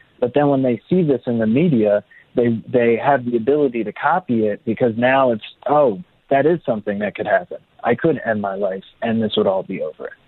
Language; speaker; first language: English; native; English